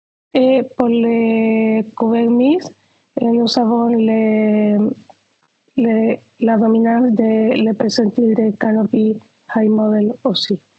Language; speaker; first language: French; non-native, fluent; Spanish